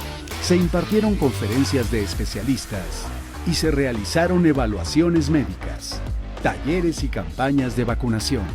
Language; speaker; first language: Spanish; native; Spanish